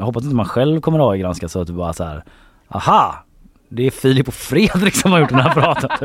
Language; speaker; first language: Swedish; native; Swedish